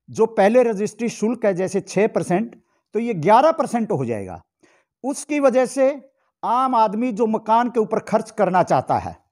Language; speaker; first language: Hindi; native; Hindi